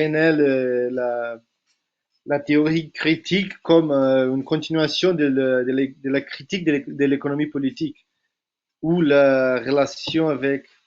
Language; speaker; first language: French; non-native, fluent; Portuguese